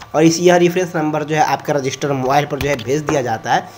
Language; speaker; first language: Hindi; native; Hindi